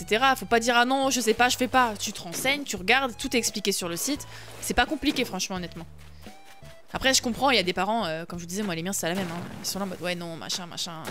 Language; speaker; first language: French; native; French